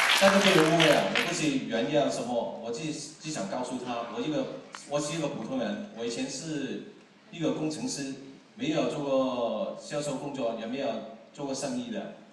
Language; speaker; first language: Chinese; non-native, local second language; Cantonese